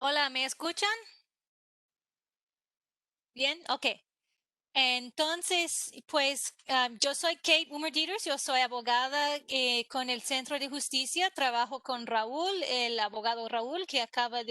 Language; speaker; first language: Spanish; non-native, fluent; English